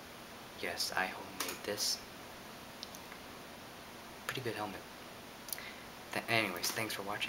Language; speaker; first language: English; native; English